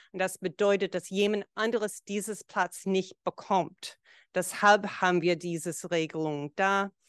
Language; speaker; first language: German; non-native, fluent; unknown